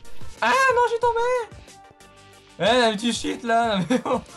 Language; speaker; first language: French; native; French